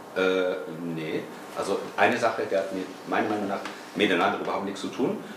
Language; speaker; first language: German; non-native, fluent; Spanish